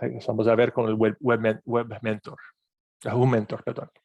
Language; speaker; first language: Spanish; non-native, fluent; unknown